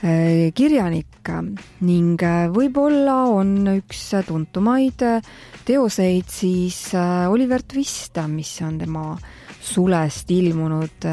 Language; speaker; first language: Estonian; native; Estonian